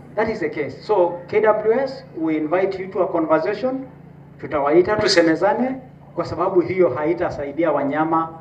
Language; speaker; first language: Swahili; non-native, local second language; Masai